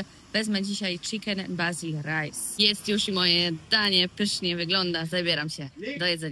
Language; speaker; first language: Polish; native; Polish